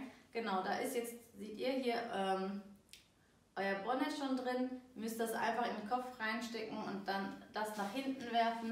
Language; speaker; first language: German; early bilingual, other home language; Turkish